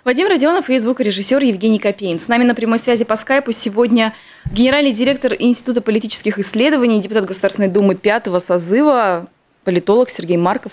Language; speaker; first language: Russian; native; Russian